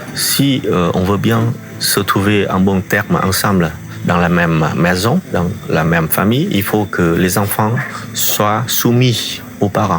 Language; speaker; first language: French; non-native, fluent; Vietnamese